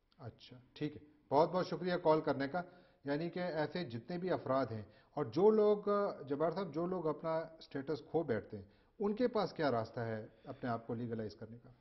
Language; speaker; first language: Urdu; native; Urdu